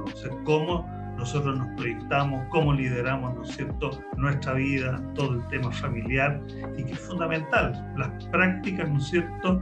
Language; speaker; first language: Spanish; native; Spanish